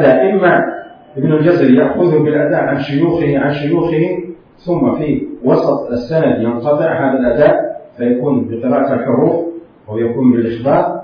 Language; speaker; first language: Arabic; native; Arabic